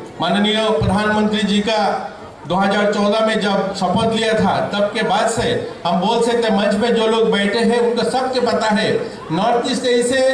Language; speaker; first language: Hindi; non-native, local second language; Bangla